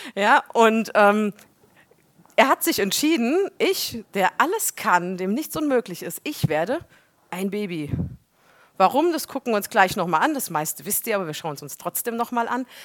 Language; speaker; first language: German; native; German